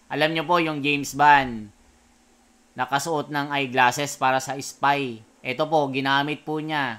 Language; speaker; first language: Filipino; native; Filipino